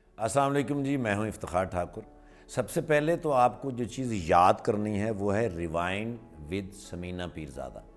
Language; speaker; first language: Urdu; non-native, local second language; Punjabi